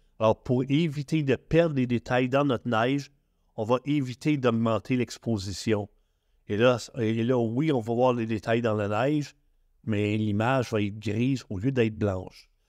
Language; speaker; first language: French; native; French